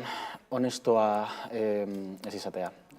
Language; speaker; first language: Basque; non-native, local second language; Spanish